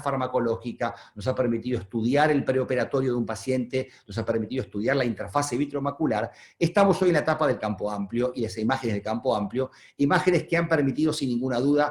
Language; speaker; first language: Spanish; native; Spanish